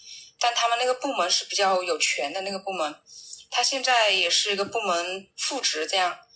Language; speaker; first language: Chinese; native; Chinese